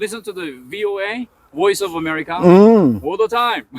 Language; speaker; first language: English; non-native, learner; Korean